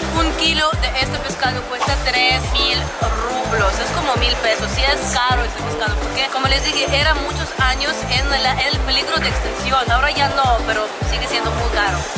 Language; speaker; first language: Spanish; non-native, fluent; Russian